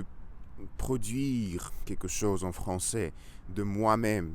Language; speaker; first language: French; non-native, learner; Russian